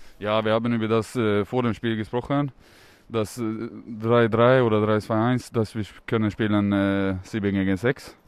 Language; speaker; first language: German; non-native, learner; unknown